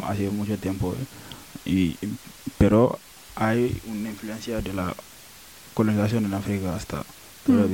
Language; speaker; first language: Spanish; non-native, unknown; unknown